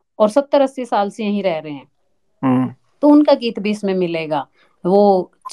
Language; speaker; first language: Hindi; native; Hindi